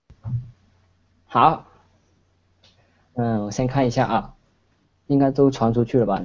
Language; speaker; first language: Chinese; non-native, local second language; Cantonese